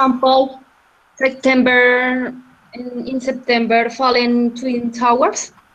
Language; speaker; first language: English; non-native, learner; Spanish